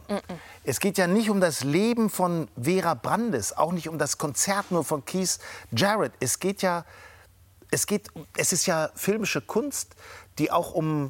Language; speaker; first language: German; native; German